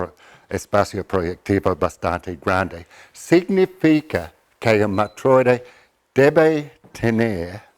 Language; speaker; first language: Spanish; non-native, fluent; English